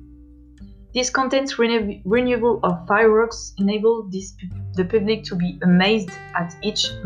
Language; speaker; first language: English; non-native, fluent; French